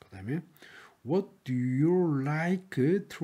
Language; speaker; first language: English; non-native, fluent; Korean